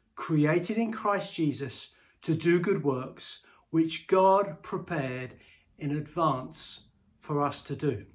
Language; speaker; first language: English; native; English